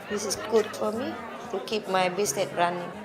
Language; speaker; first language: English; non-native, learner; Thai